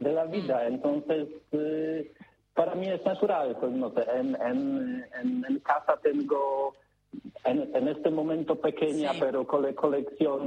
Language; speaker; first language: Spanish; non-native, learner; Polish